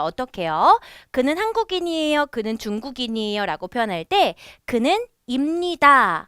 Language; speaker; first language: Korean; native; Korean